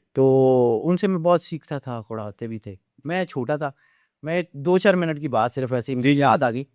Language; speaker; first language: Urdu; non-native, local second language; Punjabi